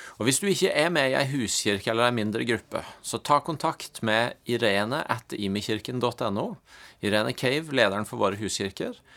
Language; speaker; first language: Norwegian; native; Norwegian